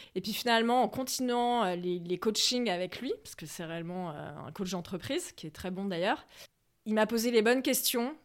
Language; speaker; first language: French; native; French